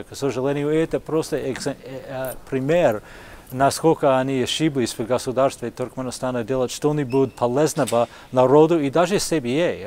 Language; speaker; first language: Russian; non-native, fluent; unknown